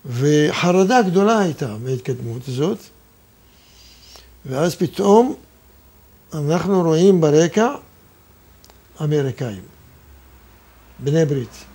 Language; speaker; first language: Hebrew; non-native, fluent; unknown